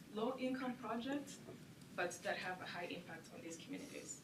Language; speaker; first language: English; non-native, local second language; Kinyarwanda